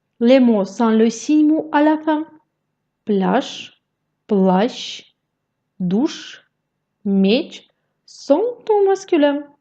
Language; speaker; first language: French; non-native, fluent; Russian